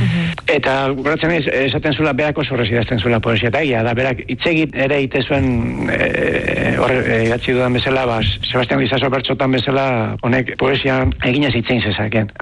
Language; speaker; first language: Basque; native; Basque